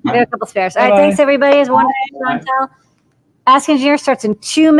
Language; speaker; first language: English; native; English